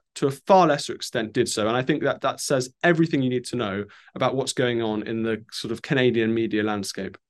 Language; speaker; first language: English; native; English